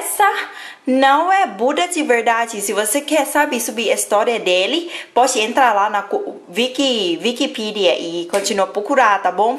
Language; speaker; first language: Portuguese; non-native, fluent; Thai